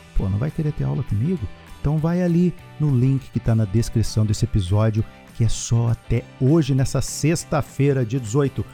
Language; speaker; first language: Portuguese; native; Portuguese